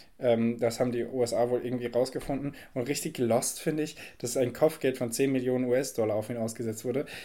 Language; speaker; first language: German; native; German